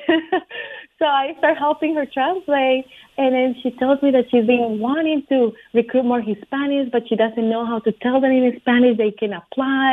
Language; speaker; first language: English; non-native, fluent; Spanish